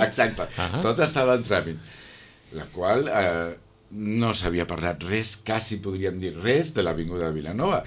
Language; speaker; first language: Catalan; non-native, local second language; Spanish